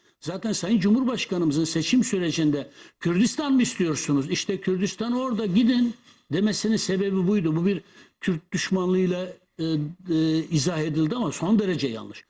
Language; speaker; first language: Turkish; non-native, local second language; Kurdish